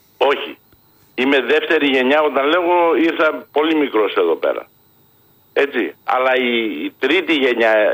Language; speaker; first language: Greek; early bilingual, heritage; Greek